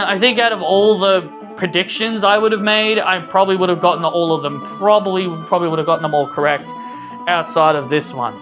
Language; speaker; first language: English; native; English